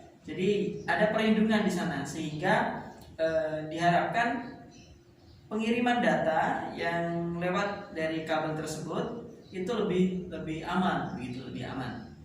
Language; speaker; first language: Indonesian; native; Indonesian